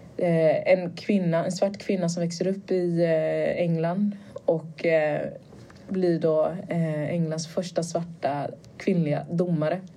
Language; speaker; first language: Swedish; early bilingual, other home language; Portuguese